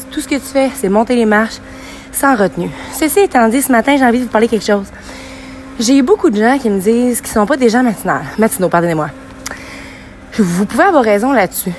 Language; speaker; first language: French; native; French